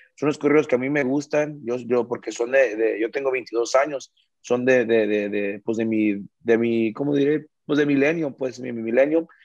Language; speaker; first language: Spanish; early bilingual, heritage; Spanish